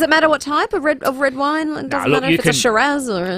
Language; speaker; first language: English; native; English